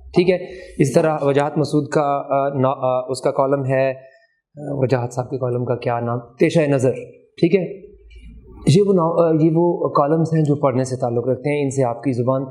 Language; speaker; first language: Urdu; native; Urdu